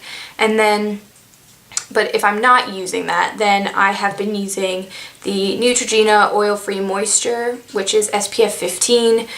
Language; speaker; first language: English; native; English